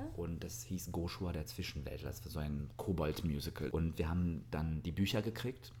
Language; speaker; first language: German; early bilingual, other home language; Russian